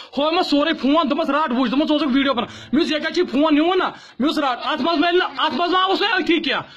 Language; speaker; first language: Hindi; non-native, local second language; Kashmiri